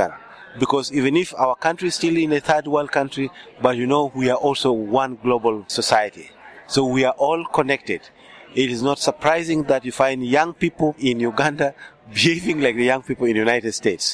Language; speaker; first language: English; non-native, local second language; Acoli